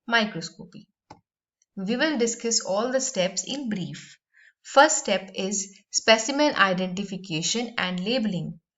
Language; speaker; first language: English; non-native, local second language; Punjabi